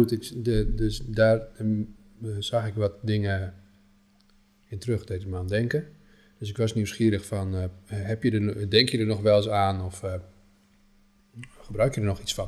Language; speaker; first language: Dutch; native; Dutch